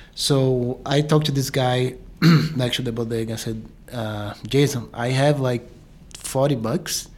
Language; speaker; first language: English; non-native, fluent; Portuguese